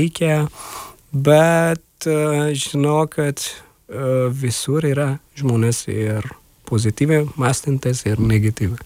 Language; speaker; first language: Lithuanian; non-native, fluent; Urdu